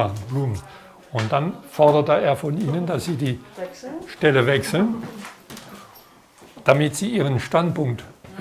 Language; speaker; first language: German; non-native, fluent; French